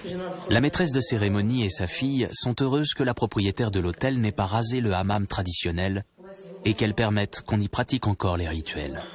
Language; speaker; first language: French; native; French